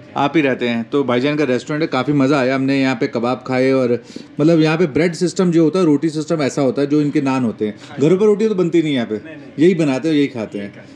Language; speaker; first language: Hindi; native; Hindi